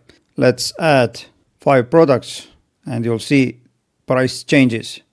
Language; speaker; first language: English; non-native, fluent; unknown